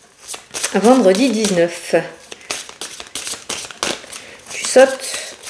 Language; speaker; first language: French; native; French